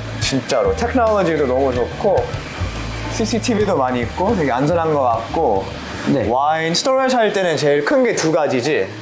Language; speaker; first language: Korean; non-native, fluent; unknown